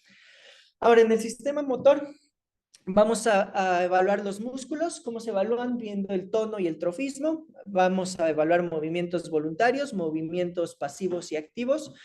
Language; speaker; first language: Spanish; native; Spanish